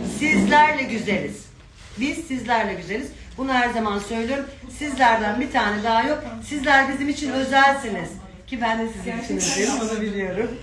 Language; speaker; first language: Turkish; native; Turkish